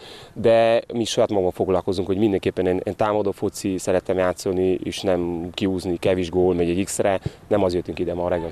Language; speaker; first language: Hungarian; non-native, learner; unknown